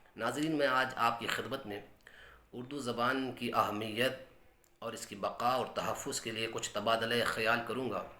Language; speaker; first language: Urdu; native; Urdu